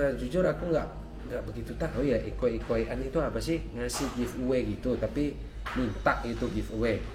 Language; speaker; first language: Indonesian; native; Indonesian